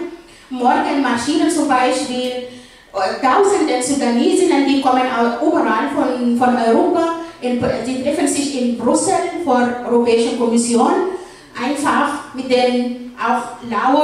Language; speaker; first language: German; non-native, fluent; Arabic